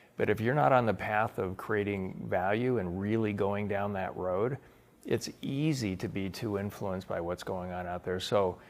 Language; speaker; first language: English; native; English